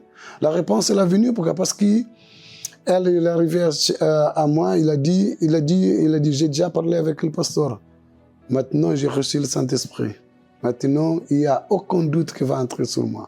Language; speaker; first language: French; non-native, local second language; Portuguese